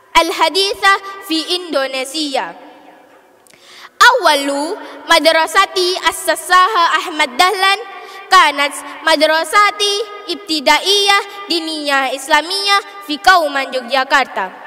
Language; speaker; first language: Arabic; non-native, learner; Indonesian